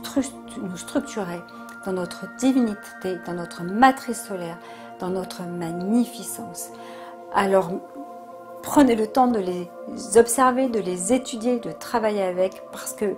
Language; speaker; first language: French; native; French